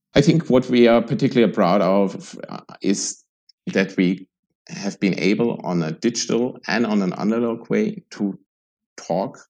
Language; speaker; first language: English; non-native, fluent; German